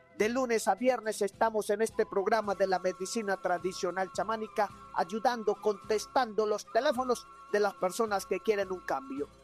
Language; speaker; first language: Spanish; non-native, learner; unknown